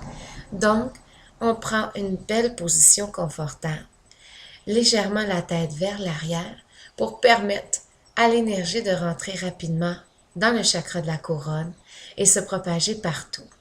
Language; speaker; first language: French; native; French